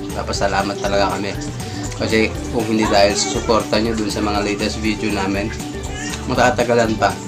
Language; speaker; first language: Filipino; non-native, local second language; Iloko